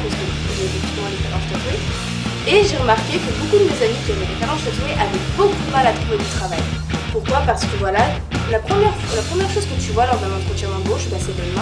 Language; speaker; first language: French; native; French